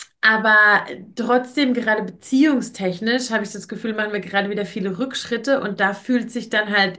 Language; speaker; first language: German; native; German